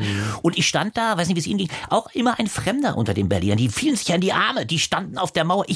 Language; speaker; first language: German; native; German